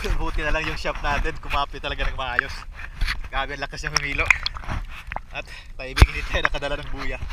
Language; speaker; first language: Filipino; non-native, local second language; Cebuano